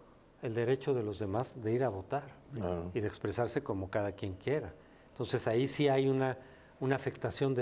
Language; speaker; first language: Spanish; native; Spanish